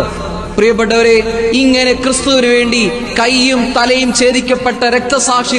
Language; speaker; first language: Malayalam; native; Malayalam